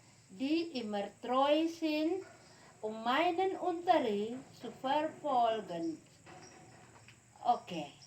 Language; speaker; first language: German; non-native, learner; Indonesian